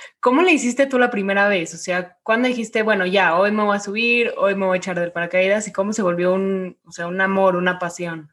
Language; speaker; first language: Spanish; native; Spanish